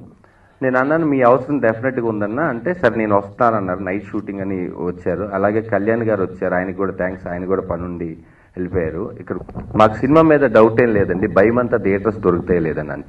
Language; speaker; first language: Telugu; native; Telugu